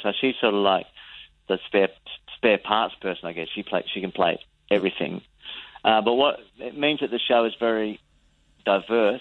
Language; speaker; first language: English; native; English